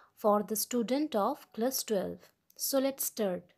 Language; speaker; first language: English; non-native, local second language; Bangla